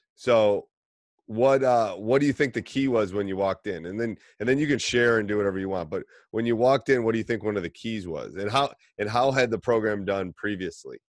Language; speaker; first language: English; native; English